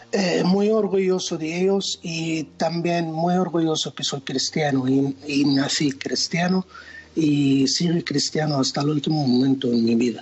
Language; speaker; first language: Spanish; non-native, fluent; Arabic